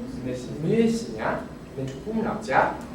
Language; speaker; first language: German; non-native, fluent; English